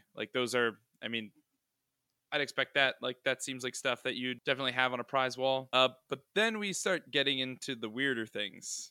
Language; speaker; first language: English; native; English